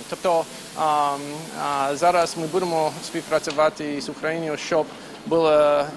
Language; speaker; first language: Ukrainian; non-native, fluent; English